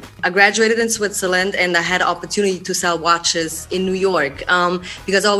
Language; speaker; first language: English; non-native, fluent; Swiss German